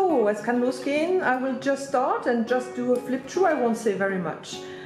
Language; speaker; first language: English; non-native, fluent; German